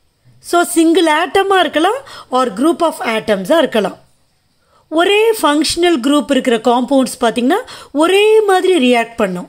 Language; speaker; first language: Tamil; native; Tamil